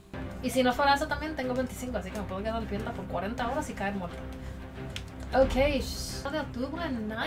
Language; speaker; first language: Spanish; native; Spanish